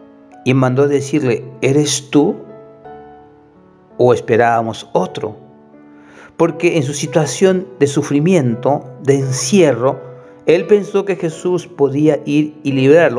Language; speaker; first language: Spanish; native; Spanish